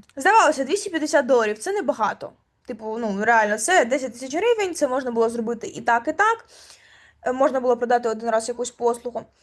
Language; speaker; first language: Ukrainian; native; Ukrainian